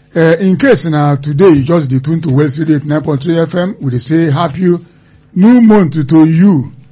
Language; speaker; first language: Nigerian Pidgin; non-native, local second language; Yoruba